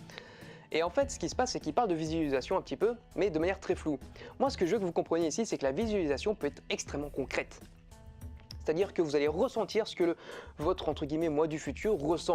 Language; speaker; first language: French; native; French